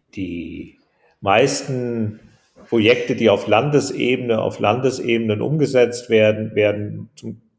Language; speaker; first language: German; native; German